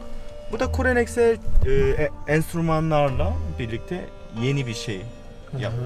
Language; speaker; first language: Turkish; non-native, fluent; Korean